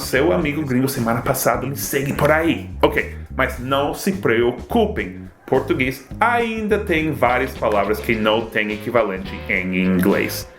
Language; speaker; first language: Portuguese; non-native, fluent; English